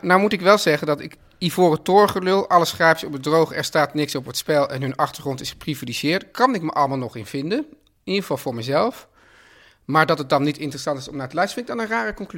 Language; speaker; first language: Dutch; native; Dutch